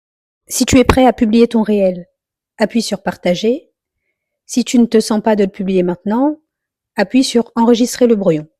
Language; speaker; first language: French; native; French